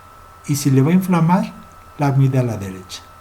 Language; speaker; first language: Spanish; native; Spanish